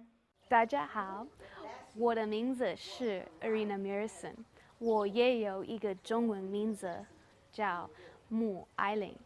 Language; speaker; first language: Chinese; non-native, learner; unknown